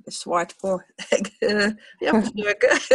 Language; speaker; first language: Swedish; non-native, learner; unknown